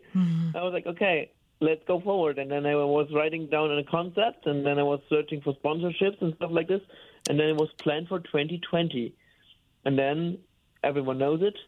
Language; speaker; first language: English; non-native, fluent; German